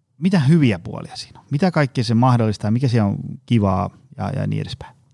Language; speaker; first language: Finnish; native; Finnish